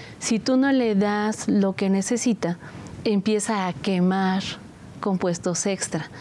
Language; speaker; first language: Spanish; native; Spanish